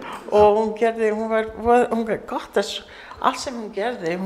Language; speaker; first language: Icelandic; early bilingual, heritage; English